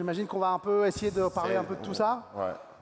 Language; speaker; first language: French; native; French